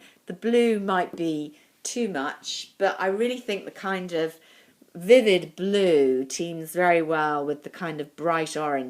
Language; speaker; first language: English; native; English